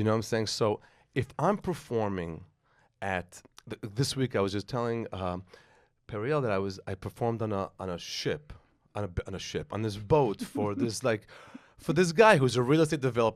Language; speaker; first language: English; native; English